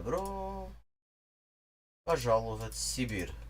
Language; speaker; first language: Russian; non-native, learner; English